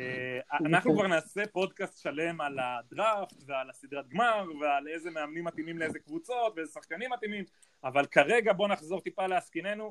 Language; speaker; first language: Hebrew; native; Hebrew